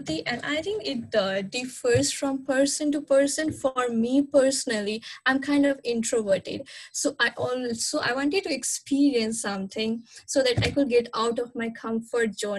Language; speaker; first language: English; non-native, local second language; Nepali